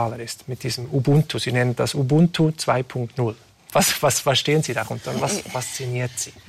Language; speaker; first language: German; native; German